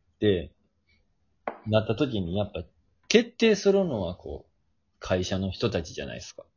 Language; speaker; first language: Japanese; native; Japanese